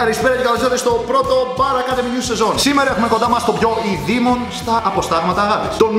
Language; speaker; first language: Greek; native; Greek